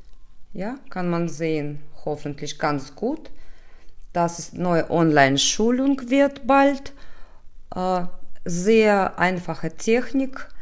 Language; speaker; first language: German; non-native, learner; Russian